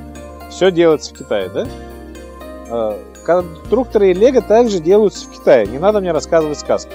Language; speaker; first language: Russian; native; Russian